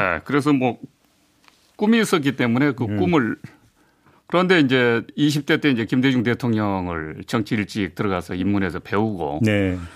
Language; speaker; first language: Korean; native; Korean